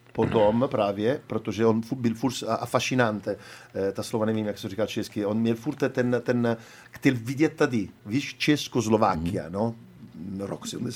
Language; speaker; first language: Czech; non-native, learner; Italian